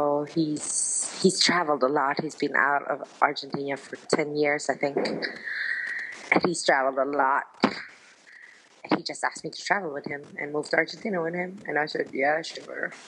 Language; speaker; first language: English; non-native, local second language; Filipino